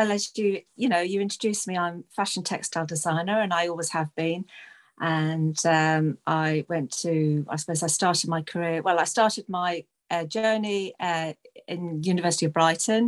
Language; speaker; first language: English; native; English